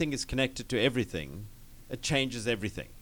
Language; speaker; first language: English; native; English